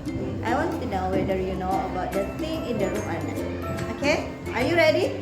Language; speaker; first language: English; non-native, learner; Indonesian